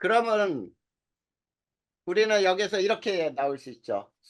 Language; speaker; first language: Korean; native; Korean